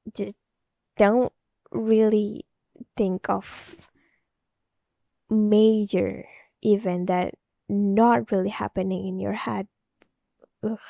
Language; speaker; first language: English; non-native, learner; Indonesian